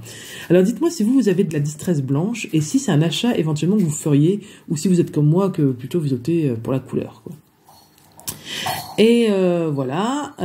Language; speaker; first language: French; native; French